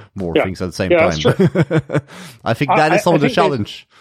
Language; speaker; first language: English; non-native, fluent; Norwegian